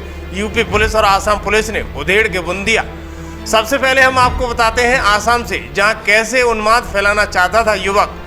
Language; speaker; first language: Hindi; native; Hindi